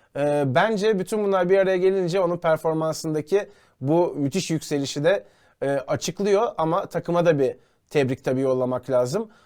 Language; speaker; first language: Turkish; native; Turkish